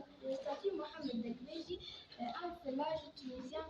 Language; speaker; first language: French; non-native, learner; Arabic